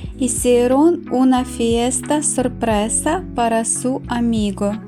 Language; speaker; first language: Spanish; non-native, fluent; Ukrainian